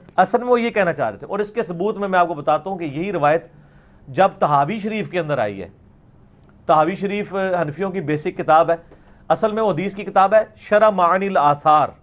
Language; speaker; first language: Urdu; non-native, local second language; Punjabi